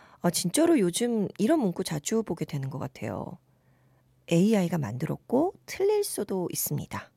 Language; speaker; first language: Korean; native; Korean